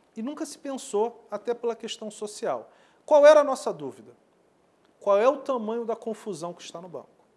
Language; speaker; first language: Portuguese; native; Portuguese